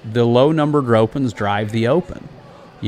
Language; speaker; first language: English; native; English